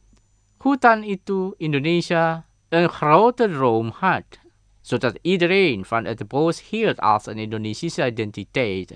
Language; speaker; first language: Dutch; non-native, learner; Indonesian